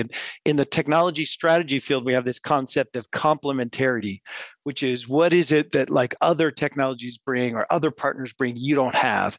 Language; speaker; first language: English; native; English